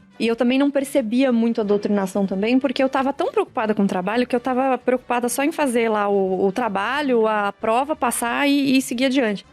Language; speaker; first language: Portuguese; native; Portuguese